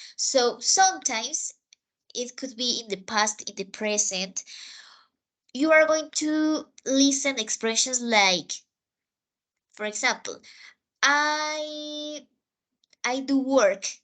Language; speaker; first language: English; non-native, fluent; Spanish